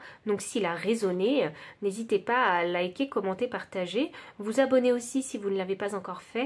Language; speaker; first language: French; native; French